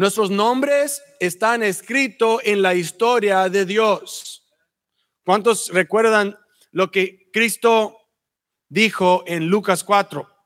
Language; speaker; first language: Spanish; early bilingual, heritage; Spanish